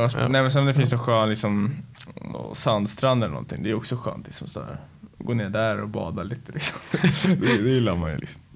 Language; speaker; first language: Swedish; native; Swedish